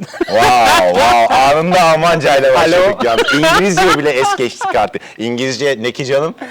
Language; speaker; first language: Turkish; early bilingual, heritage; Turkish